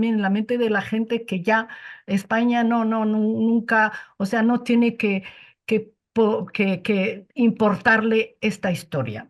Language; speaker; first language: Spanish; non-native, fluent; Arabic